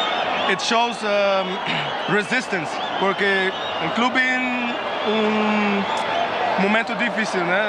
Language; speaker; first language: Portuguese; non-native, learner; Dutch